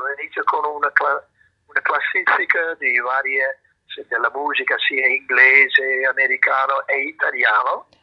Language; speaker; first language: Italian; non-native, fluent; English